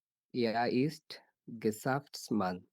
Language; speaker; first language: German; non-native, learner; Bangla